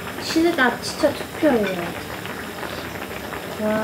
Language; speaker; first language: Korean; non-native, learner; German